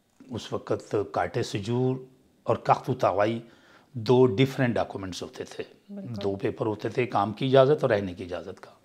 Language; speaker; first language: Urdu; non-native, local second language; Punjabi